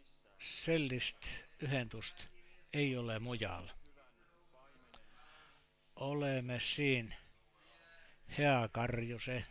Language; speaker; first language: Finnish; non-native, learner; Estonian